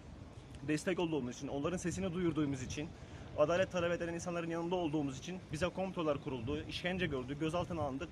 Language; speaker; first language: Turkish; native; Turkish